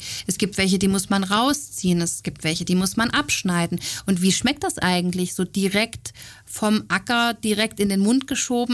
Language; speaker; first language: German; native; German